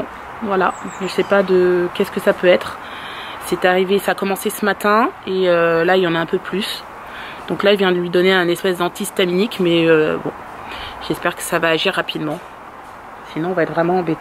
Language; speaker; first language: French; native; French